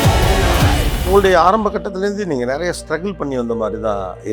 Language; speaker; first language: Tamil; native; Tamil